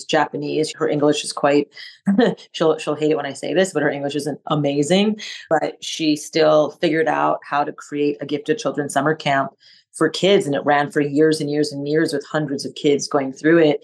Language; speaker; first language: English; non-native, fluent; French